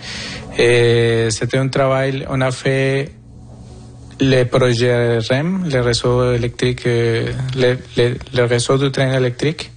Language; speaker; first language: French; non-native, fluent; Spanish